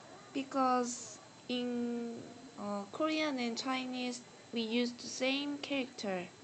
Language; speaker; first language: English; non-native, learner; Korean